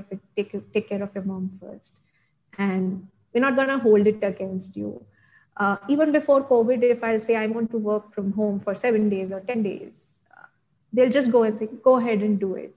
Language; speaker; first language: English; non-native, local second language; Gujarati